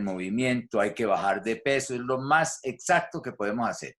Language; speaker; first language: Spanish; native; Spanish